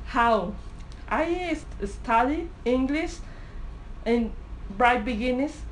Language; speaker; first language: English; non-native, learner; Spanish